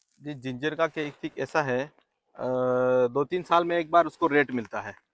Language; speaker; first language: Hindi; non-native, local second language; Marathi